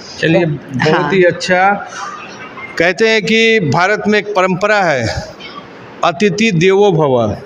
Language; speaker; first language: Hindi; native; Hindi